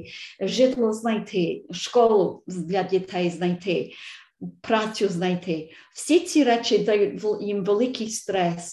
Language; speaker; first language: Ukrainian; early bilingual, heritage; Ukrainian